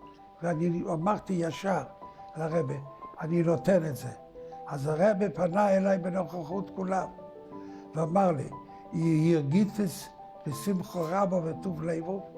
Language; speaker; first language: Hebrew; non-native, fluent; English